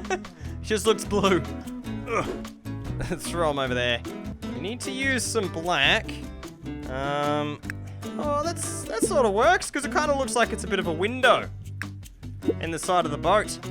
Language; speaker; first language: English; native; English